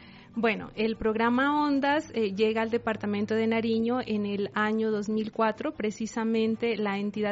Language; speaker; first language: Spanish; native; Spanish